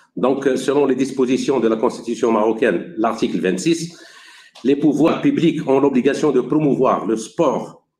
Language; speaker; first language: French; non-native, local second language; Arabic